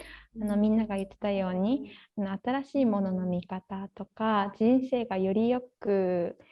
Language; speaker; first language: Japanese; native; Japanese